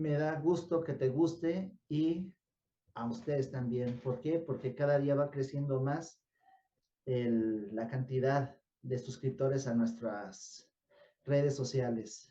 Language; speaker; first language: Spanish; native; Spanish